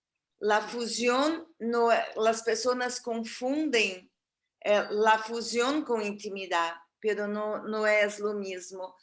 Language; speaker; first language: Spanish; non-native, fluent; Portuguese